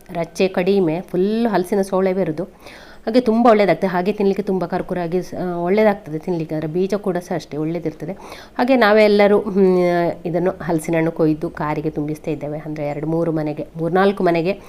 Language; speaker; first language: Kannada; native; Kannada